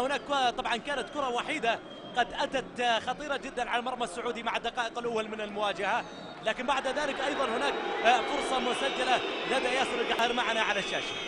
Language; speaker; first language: Arabic; native; Arabic